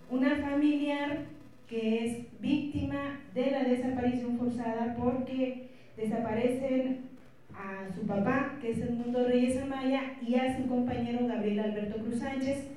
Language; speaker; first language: Spanish; native; Spanish